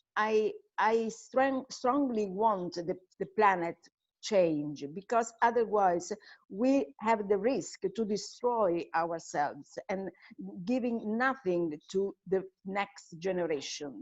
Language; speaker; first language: English; non-native, fluent; Italian